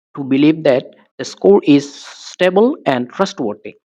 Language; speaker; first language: English; non-native, local second language; Assamese